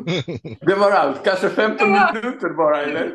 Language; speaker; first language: Swedish; non-native, fluent; Greek